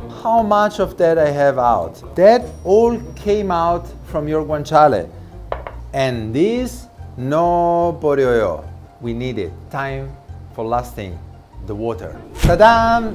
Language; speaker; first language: English; non-native, fluent; Italian